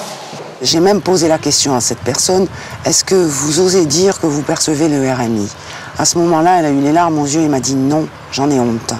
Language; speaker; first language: French; native; French